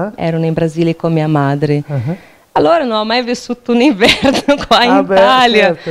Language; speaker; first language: Italian; non-native, fluent; Portuguese